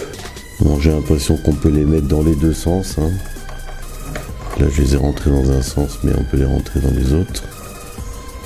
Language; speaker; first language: French; native; French